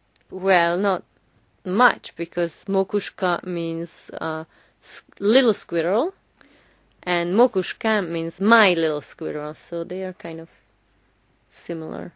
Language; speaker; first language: English; non-native, fluent; Hungarian